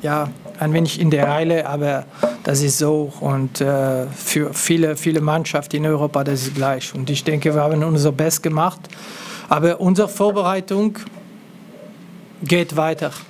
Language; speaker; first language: German; non-native, local second language; French